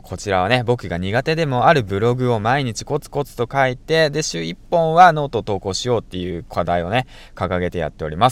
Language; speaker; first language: Japanese; native; Japanese